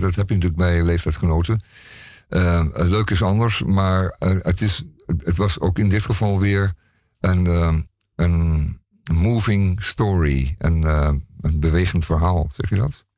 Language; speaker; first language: Dutch; native; Dutch